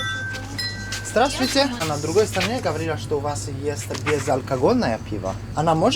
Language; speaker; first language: Russian; non-native, fluent; Italian